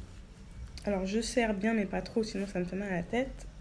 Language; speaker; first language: French; native; French